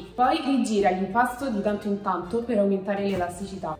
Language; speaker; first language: Italian; native; Italian